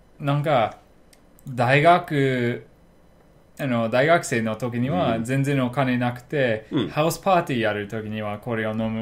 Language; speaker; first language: Japanese; non-native, learner; English